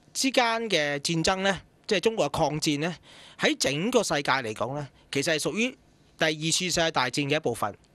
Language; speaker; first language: Cantonese; native; Cantonese